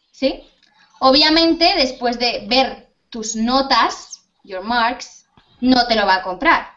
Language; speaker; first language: Spanish; native; Spanish